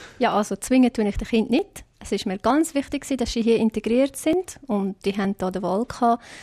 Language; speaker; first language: German; non-native, fluent; Afrikaans